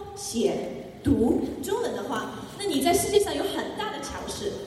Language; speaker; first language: Chinese; non-native, fluent; English